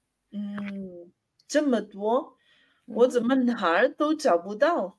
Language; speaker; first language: Chinese; non-native, learner; Spanish